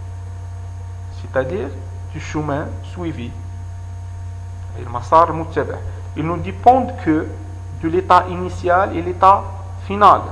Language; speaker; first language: French; non-native, local second language; Arabic